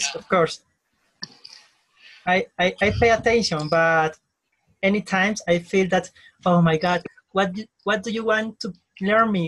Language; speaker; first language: English; non-native, learner; Spanish